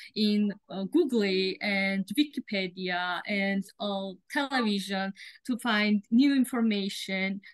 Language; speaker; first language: English; non-native, learner; Georgian